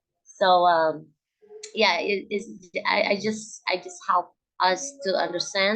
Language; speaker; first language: English; non-native, learner; Indonesian